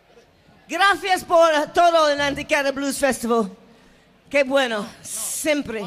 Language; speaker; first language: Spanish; non-native, learner; English